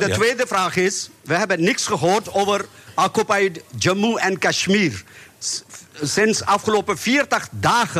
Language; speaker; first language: Dutch; non-native, fluent; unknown